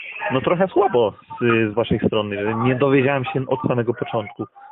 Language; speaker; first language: Polish; native; Polish